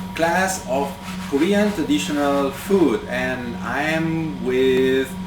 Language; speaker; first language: English; non-native, fluent; Italian